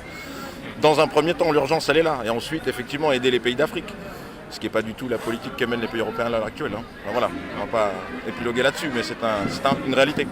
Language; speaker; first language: French; native; French